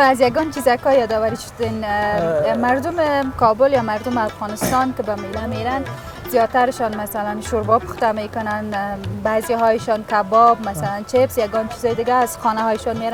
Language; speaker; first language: Persian; non-native, local second language; Pashto